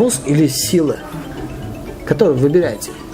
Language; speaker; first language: Russian; non-native, local second language; Tajik